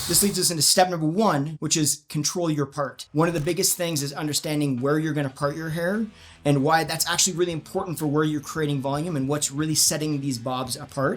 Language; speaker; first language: English; native; English